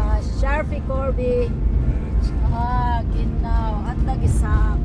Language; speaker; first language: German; non-native, learner; Filipino